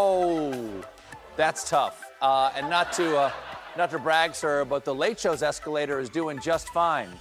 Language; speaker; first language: English; native; English